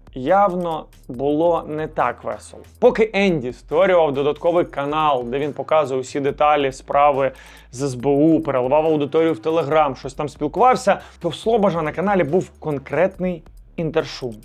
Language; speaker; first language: Ukrainian; native; Ukrainian